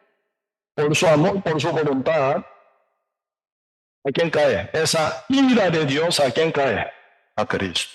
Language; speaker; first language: Spanish; non-native, learner; Korean